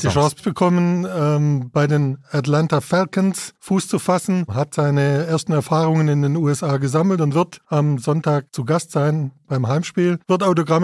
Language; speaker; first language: German; native; German